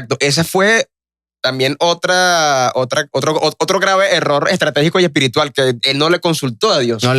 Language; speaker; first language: Spanish; native; Spanish